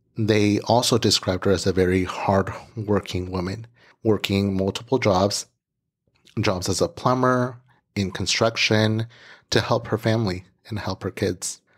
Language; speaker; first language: English; native; English